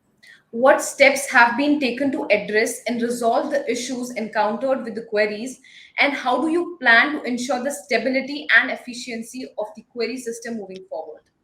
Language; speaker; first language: English; non-native, local second language; Hindi